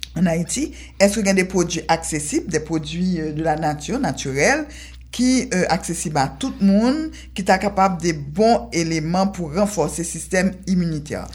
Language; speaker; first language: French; non-native, local second language; Haitian Creole